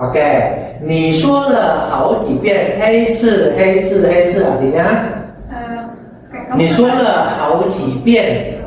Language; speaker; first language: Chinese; non-native, fluent; Indonesian